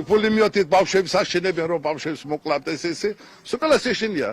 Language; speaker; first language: Georgian; non-native, local second language; Azerbaijani